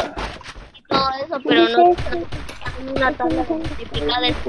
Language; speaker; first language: Spanish; native; Spanish